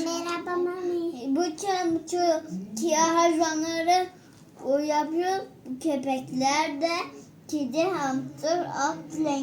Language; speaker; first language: Turkish; early bilingual, heritage; Turkish